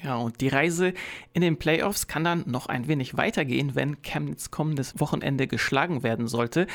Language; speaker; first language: German; native; German